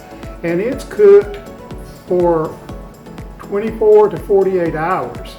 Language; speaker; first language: English; native; English